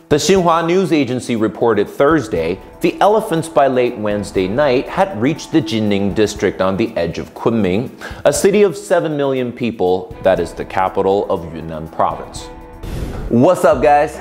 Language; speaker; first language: English; non-native, fluent; Chinese